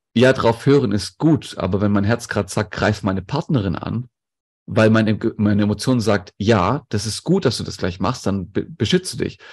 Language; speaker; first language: German; non-native, local second language; Greek